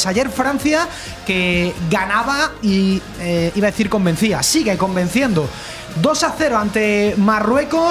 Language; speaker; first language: Spanish; native; Spanish